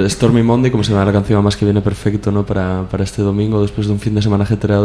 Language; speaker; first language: Spanish; native; Spanish